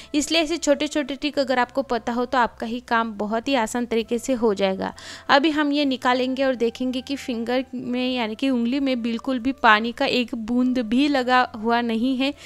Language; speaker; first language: Hindi; non-native, local second language; Marathi